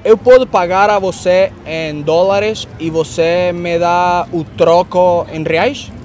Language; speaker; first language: Portuguese; non-native, learner; Spanish